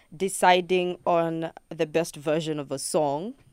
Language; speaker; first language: English; non-native, local second language; Luo (Kenya and Tanzania)